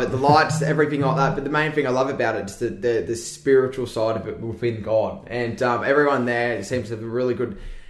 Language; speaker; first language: English; native; English